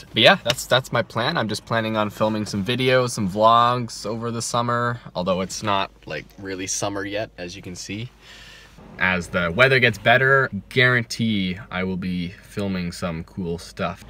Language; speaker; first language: English; native; English